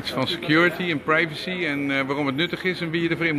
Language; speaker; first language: Dutch; native; Dutch